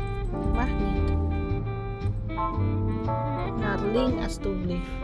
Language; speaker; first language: Dutch; non-native, learner; Indonesian